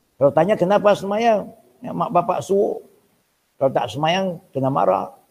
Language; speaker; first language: Malay; non-native, local second language; Min Nan Chinese